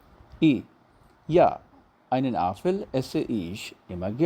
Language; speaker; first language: German; non-native, learner; Hindi